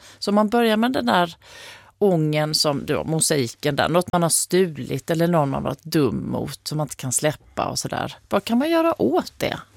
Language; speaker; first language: Swedish; native; Swedish